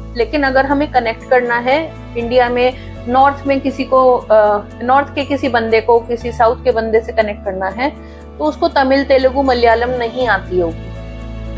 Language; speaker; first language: Hindi; native; Hindi